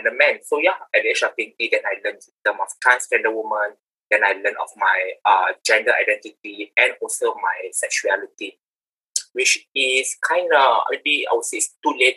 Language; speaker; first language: English; non-native, local second language; Malay